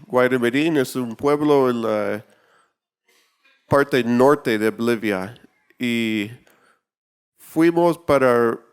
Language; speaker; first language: Spanish; non-native, learner; English